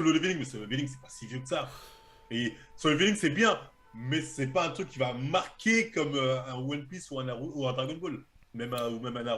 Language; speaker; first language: French; native; French